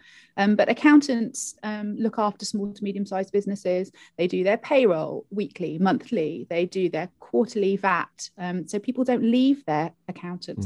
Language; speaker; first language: English; native; English